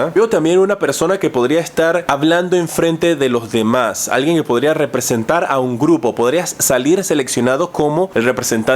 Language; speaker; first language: Spanish; native; Spanish